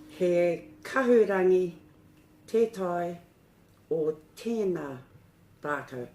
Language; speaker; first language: Māori; non-native, learner; English